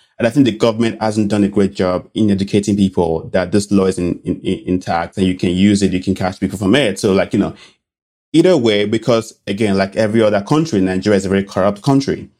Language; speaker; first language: English; non-native, local second language; Bini